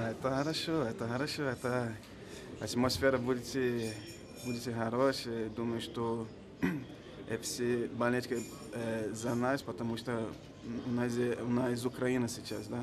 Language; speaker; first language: Russian; non-native, learner; Portuguese